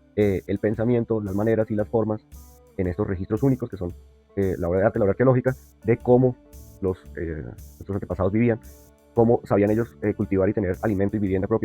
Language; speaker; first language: Spanish; native; Spanish